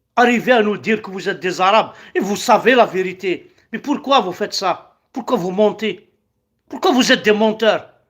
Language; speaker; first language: French; non-native, local second language; Kabyle